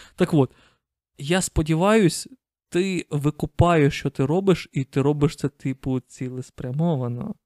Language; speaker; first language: Ukrainian; non-native, local second language; Russian